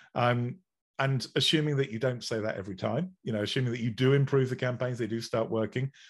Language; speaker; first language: English; native; English